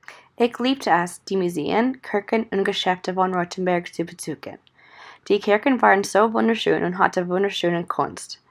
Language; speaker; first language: German; non-native, learner; English